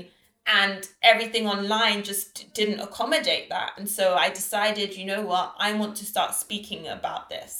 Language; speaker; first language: English; native; English